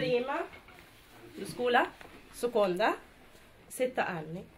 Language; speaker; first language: Italian; non-native, learner; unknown